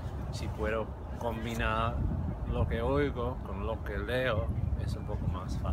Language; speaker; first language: Spanish; non-native, fluent; English